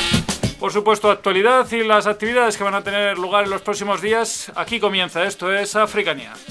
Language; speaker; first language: Spanish; native; Spanish